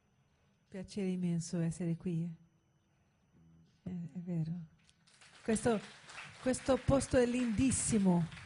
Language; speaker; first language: Italian; non-native, learner; Portuguese